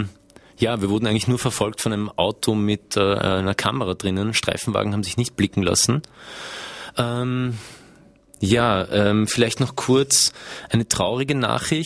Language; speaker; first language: German; native; German